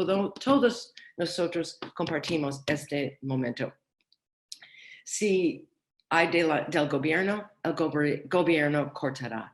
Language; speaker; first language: Spanish; non-native, learner; English